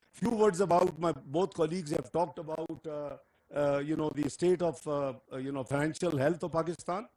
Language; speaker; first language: English; non-native, local second language; Urdu